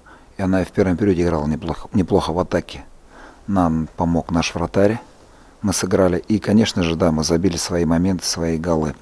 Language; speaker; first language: Russian; native; Russian